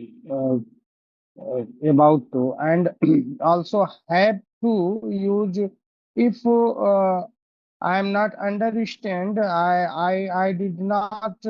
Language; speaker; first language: English; non-native, learner; Hindi